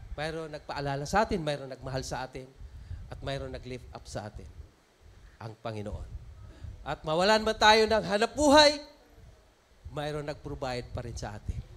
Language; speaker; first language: Filipino; non-native, local second language; Cebuano